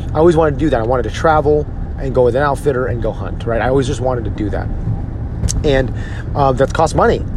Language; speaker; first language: English; native; English